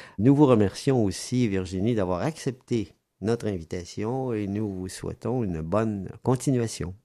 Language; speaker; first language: French; native; French